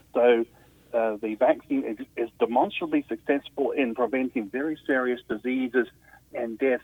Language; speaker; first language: English; native; English